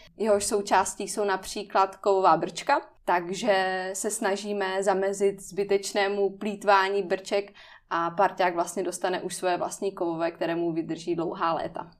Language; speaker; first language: Czech; native; Czech